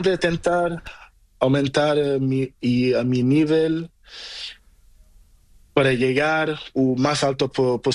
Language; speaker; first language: Spanish; non-native, learner; Portuguese